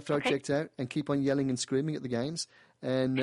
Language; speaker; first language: English; native; English